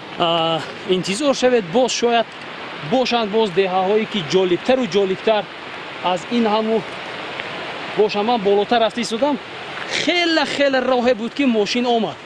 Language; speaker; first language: Tajik; native; Tajik